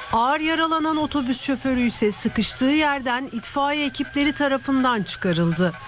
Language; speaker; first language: Turkish; native; Turkish